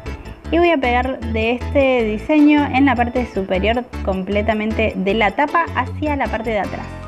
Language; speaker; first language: Spanish; native; Spanish